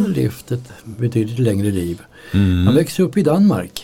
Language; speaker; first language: Swedish; native; Swedish